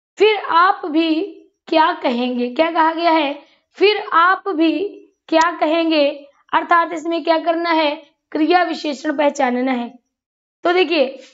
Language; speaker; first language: Hindi; native; Hindi